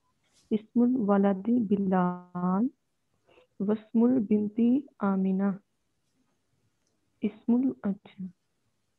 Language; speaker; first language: Arabic; non-native, learner; Urdu